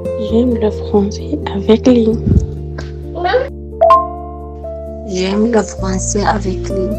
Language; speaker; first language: French; non-native, learner; Arabic